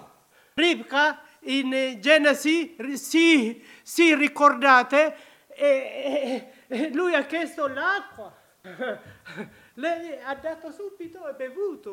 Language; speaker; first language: Italian; non-native, learner; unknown